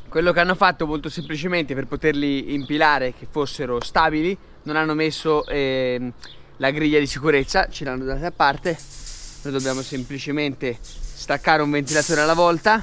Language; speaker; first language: Italian; native; Italian